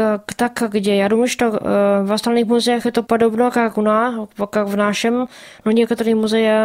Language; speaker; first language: Russian; non-native, learner; Czech